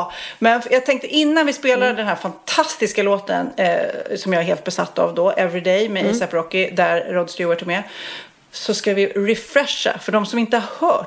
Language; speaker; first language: Swedish; native; Swedish